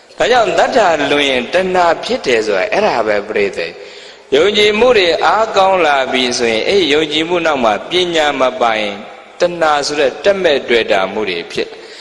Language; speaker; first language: Burmese; native; Burmese